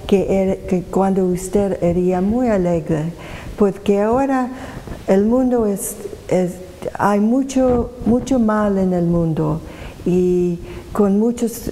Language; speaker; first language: Spanish; non-native, learner; English